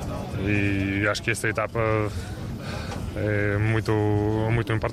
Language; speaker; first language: Portuguese; non-native, learner; Russian